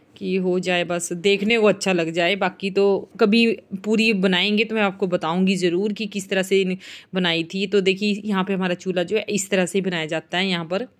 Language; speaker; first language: Hindi; non-native, local second language; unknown